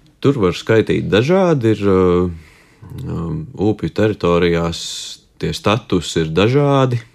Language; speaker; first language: Latvian; native; Latvian